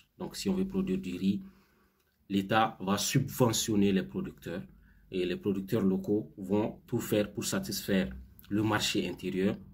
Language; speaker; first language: French; non-native, local second language; Hausa